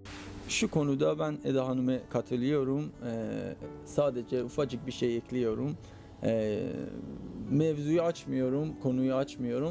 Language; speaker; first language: Turkish; non-native, fluent; Persian